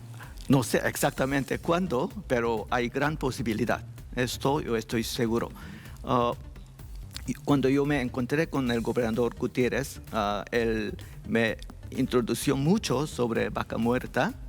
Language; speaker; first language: Spanish; non-native, learner; Korean